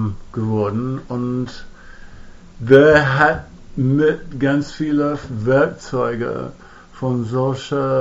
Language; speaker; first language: German; non-native, fluent; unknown